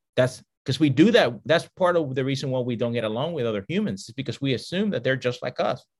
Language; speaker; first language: English; early bilingual, other home language; Spanish